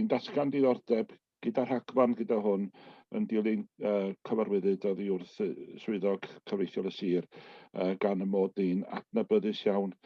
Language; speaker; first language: Welsh; native; Welsh